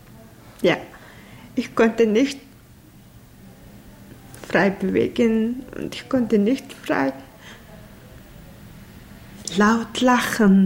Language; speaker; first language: German; non-native, learner; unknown